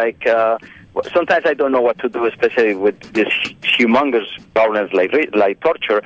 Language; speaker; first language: English; non-native, fluent; Spanish